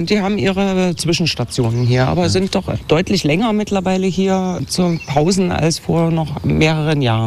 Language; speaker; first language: German; native; German